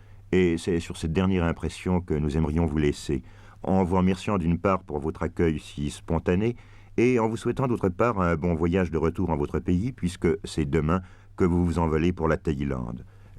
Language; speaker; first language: French; native; French